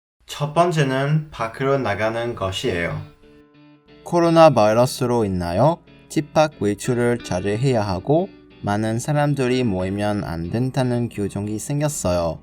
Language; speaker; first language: Korean; non-native, learner; French